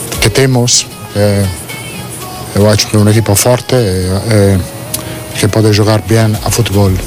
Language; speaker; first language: Portuguese; non-native, learner; Italian